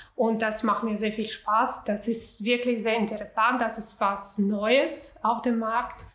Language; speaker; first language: German; non-native, fluent; Russian